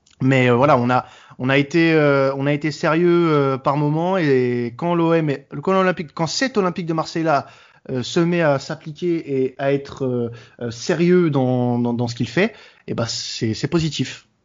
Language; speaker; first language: French; native; French